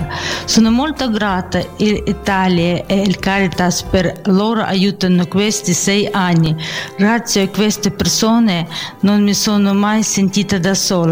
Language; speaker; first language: Italian; non-native, learner; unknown